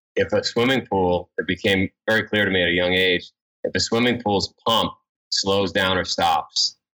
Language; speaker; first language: English; native; English